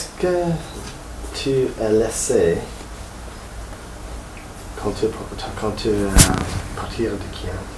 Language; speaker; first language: French; non-native, learner; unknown